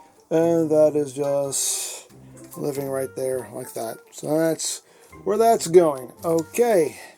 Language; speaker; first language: English; native; English